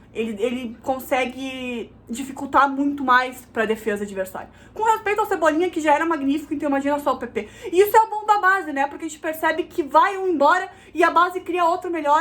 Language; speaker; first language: Portuguese; native; Portuguese